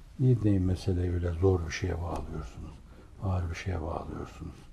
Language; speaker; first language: Turkish; native; Turkish